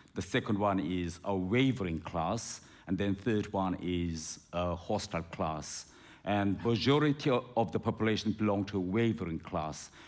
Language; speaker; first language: English; non-native, fluent; Korean